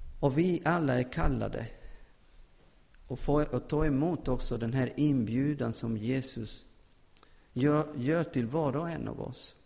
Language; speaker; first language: Swedish; non-native, fluent; Spanish